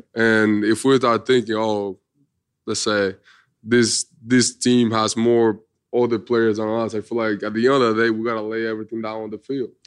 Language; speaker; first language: English; early bilingual, other home language; Spanish